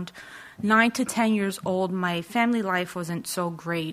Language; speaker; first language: English; native; English